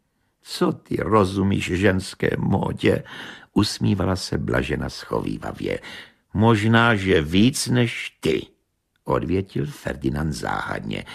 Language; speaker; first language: Czech; native; Czech